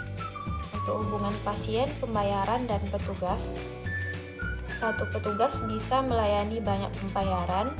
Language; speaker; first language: Indonesian; native; Indonesian